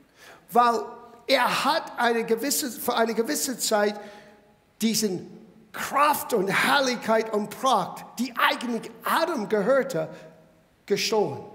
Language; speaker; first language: German; non-native, fluent; English